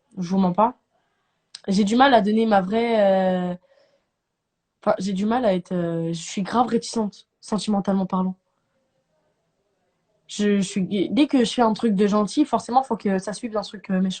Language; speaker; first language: French; native; French